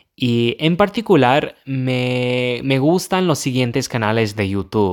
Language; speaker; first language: Spanish; non-native, fluent; English